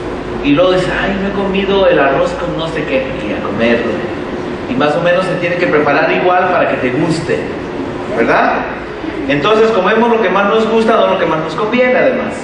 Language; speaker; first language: Spanish; native; Spanish